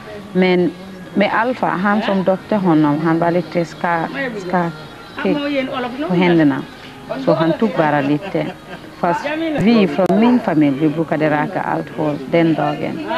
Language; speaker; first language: Swedish; non-native, fluent; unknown